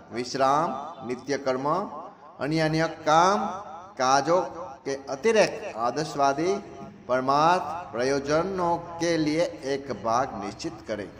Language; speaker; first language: Hindi; non-native, local second language; Gujarati